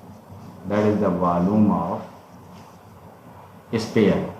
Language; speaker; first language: English; non-native, local second language; Hindi